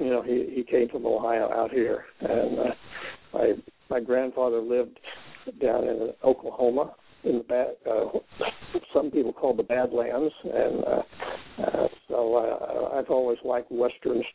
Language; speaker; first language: English; native; English